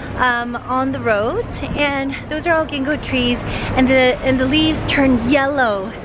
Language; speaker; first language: English; native; English